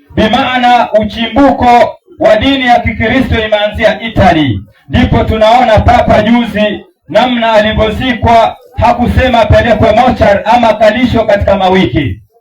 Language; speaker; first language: Swahili; non-native, local second language; Luyia